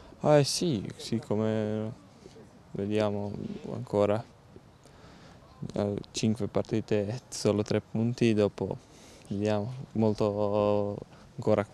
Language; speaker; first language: Italian; non-native, learner; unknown